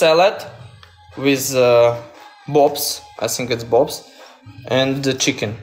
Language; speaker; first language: English; non-native, learner; Russian